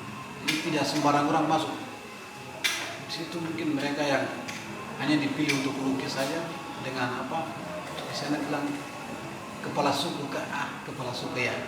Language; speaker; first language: Indonesian; native; Indonesian